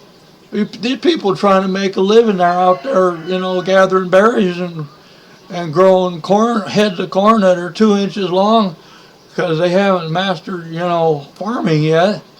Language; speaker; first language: English; native; English